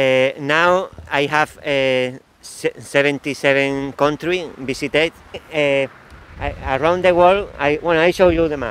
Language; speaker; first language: English; non-native, learner; Spanish